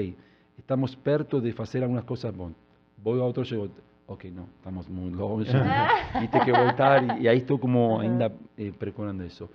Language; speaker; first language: Portuguese; non-native, learner; Spanish